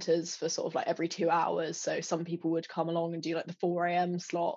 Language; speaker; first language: English; native; English